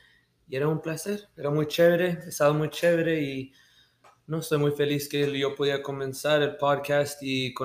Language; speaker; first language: Spanish; early bilingual, heritage; Spanish